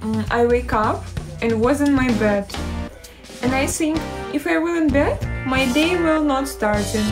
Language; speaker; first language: English; non-native, learner; Russian